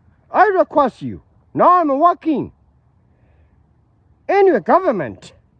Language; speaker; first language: English; non-native, learner; Burmese